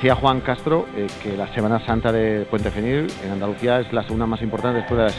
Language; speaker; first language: Spanish; native; Spanish